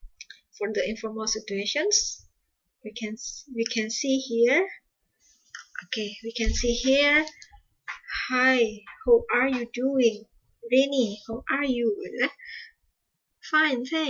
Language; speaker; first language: English; non-native, fluent; Indonesian